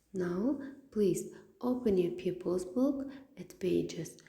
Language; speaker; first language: English; non-native, fluent; Kazakh